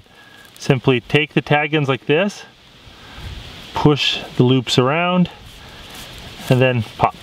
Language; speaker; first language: English; native; English